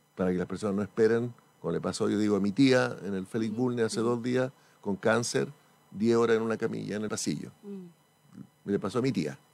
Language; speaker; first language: Spanish; native; Spanish